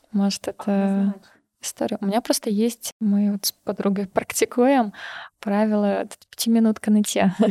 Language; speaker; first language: Russian; non-native, local second language; Karachay-Balkar